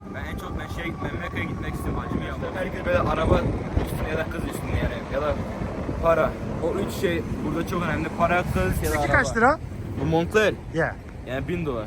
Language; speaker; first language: Turkish; early bilingual, heritage; Turkish